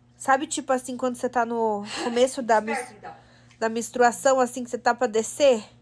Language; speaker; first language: Portuguese; native; Portuguese